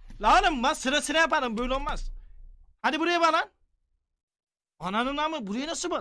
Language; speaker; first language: Turkish; native; Turkish